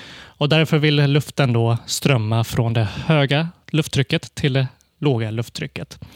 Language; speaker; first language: Swedish; early bilingual, other home language; Cantonese